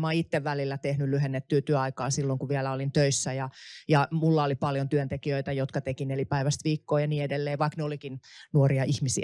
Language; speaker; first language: Finnish; native; Finnish